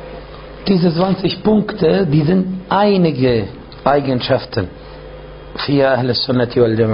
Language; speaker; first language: German; non-native, fluent; Arabic